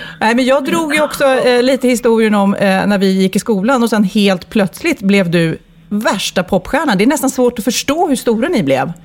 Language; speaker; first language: Swedish; native; Swedish